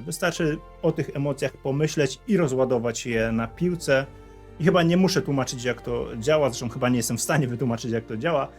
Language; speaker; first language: Polish; native; Polish